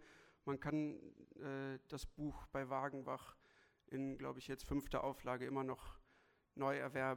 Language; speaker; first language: German; native; German